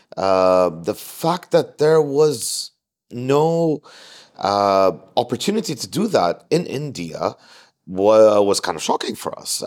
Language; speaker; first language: English; non-native, fluent; Arabic